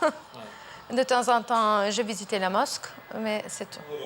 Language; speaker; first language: French; non-native, learner; Turkish